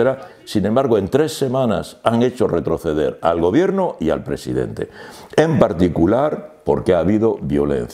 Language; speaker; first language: Spanish; native; Spanish